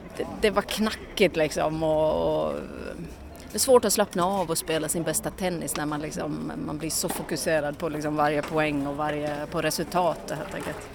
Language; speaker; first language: Swedish; native; Swedish